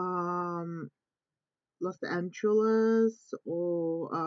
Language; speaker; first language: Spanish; non-native, learner; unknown